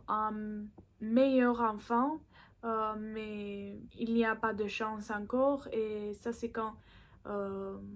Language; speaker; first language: French; non-native, learner; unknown